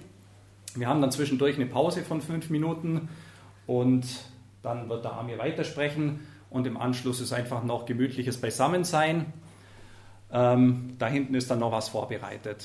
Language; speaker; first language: German; native; German